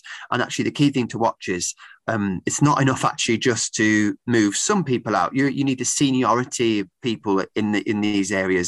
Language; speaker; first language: English; native; English